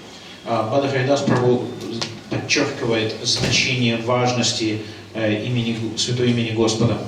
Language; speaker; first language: Russian; native; Russian